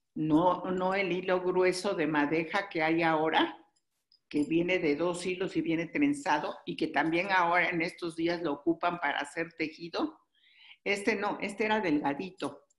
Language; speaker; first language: Spanish; native; Spanish